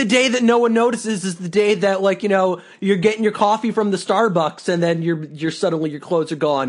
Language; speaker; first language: English; native; English